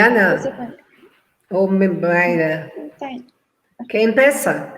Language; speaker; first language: Spanish; non-native, learner; Portuguese